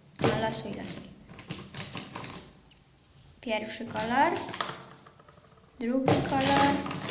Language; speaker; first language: Polish; early bilingual, heritage; Polish